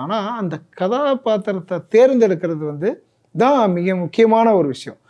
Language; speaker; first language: Tamil; native; Tamil